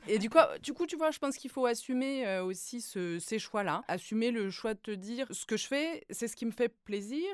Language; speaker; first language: French; native; French